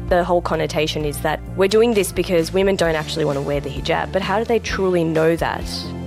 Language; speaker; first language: English; non-native, local second language; Memoni